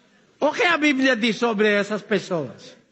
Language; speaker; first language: Portuguese; non-native, learner; Filipino